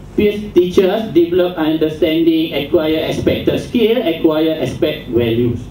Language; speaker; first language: English; non-native, local second language; Malay